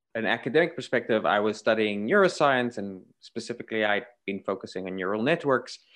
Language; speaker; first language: English; native; English